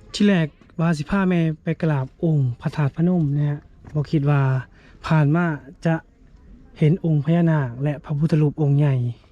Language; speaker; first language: Thai; native; Thai